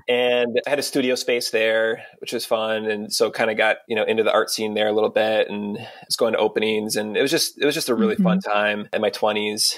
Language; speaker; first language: English; native; English